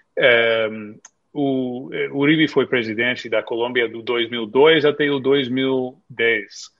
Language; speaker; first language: Portuguese; non-native, fluent; English